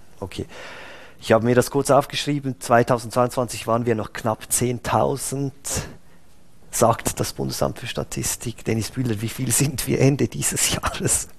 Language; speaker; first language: German; native; German